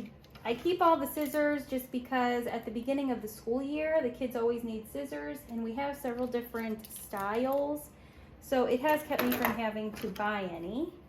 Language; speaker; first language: English; native; English